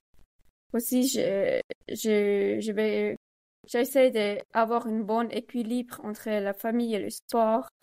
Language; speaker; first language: French; non-native, learner; Swiss German